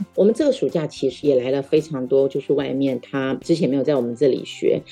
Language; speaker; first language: Chinese; non-native, local second language; Min Nan Chinese